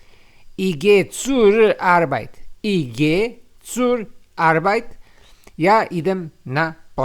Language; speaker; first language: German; non-native, learner; Serbian